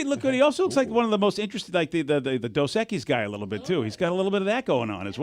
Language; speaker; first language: English; native; English